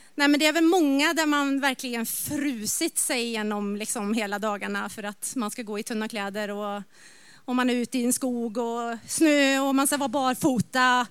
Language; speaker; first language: Swedish; native; Swedish